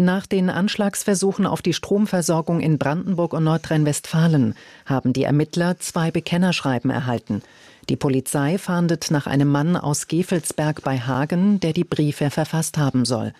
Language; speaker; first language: German; native; German